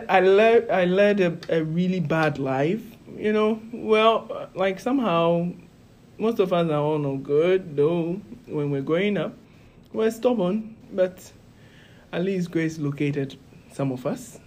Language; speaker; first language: English; non-native, local second language; Ewe